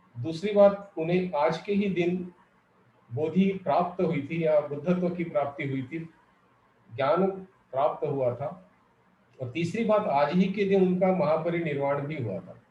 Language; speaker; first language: Hindi; non-native, local second language; Marathi